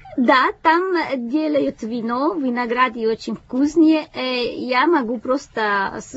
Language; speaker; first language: Russian; non-native, fluent; Italian